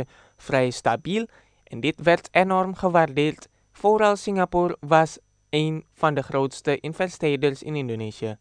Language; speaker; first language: Dutch; non-native, fluent; Indonesian